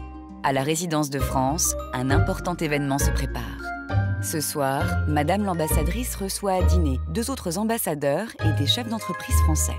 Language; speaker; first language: French; native; French